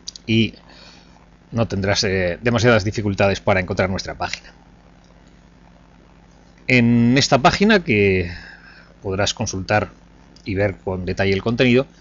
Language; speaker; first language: Spanish; native; Spanish